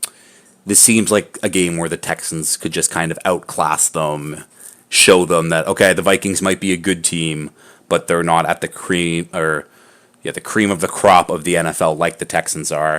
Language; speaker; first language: English; native; English